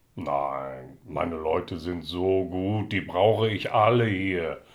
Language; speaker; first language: German; early bilingual, other home language; Dutch